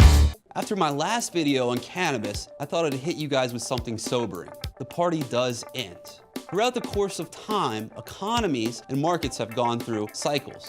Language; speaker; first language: English; native; English